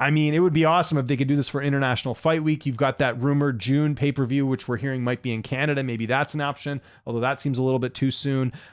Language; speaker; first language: English; native; English